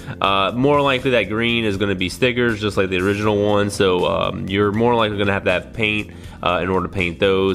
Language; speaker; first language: English; native; English